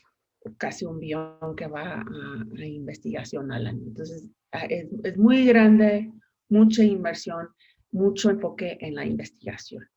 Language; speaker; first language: Spanish; non-native, fluent; English